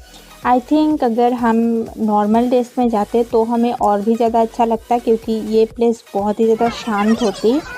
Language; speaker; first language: Hindi; non-native, local second language; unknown